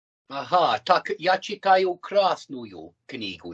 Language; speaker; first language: Russian; non-native, fluent; English